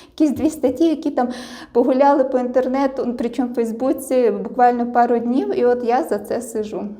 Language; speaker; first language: Ukrainian; non-native, local second language; Russian